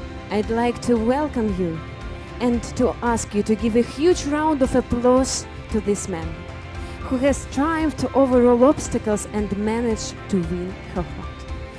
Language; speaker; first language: English; non-native, fluent; Russian